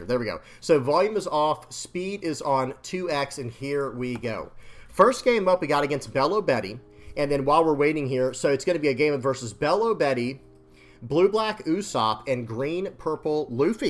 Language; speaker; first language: English; native; English